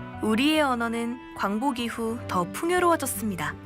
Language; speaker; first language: Korean; native; Korean